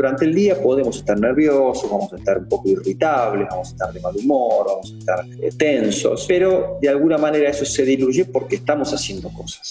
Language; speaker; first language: Spanish; native; Spanish